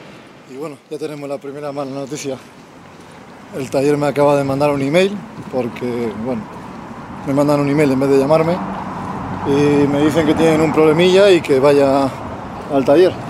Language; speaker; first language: Spanish; native; Spanish